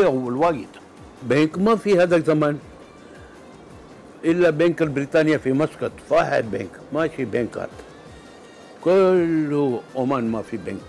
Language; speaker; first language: Arabic; non-native, local second language; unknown